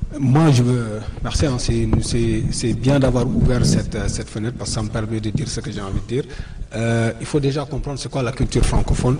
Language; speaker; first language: French; non-native, local second language; Wolof